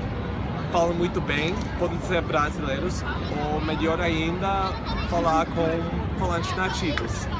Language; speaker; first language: Portuguese; non-native, fluent; English